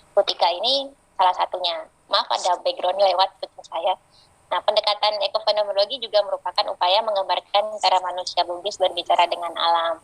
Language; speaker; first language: Indonesian; native; Indonesian